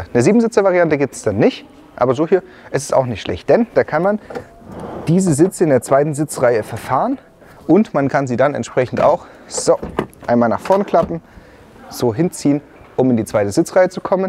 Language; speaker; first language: German; native; German